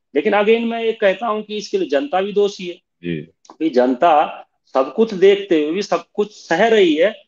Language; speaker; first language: Hindi; native; Hindi